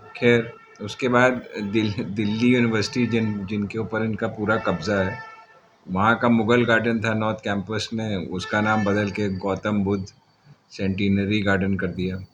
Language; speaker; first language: Hindi; native; Hindi